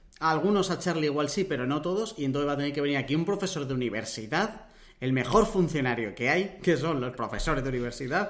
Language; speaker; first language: Spanish; native; Spanish